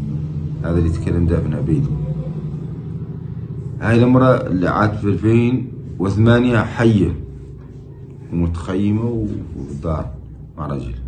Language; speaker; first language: Arabic; native; Arabic